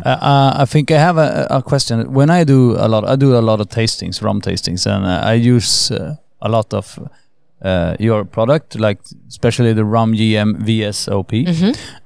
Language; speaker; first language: English; non-native, fluent; Swedish